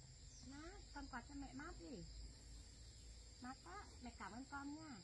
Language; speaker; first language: Vietnamese; native; Vietnamese